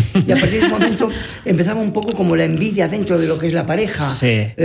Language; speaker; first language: Spanish; native; Spanish